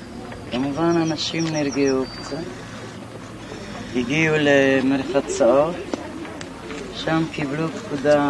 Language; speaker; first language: Hebrew; non-native, fluent; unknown